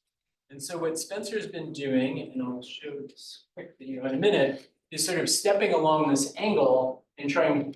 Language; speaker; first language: English; native; English